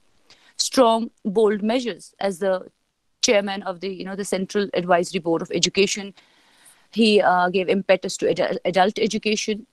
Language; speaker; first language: English; non-native, local second language; Kashmiri